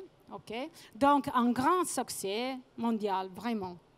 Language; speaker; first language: French; non-native, fluent; Italian